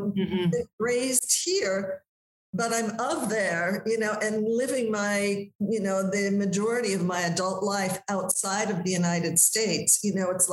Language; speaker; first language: English; native; English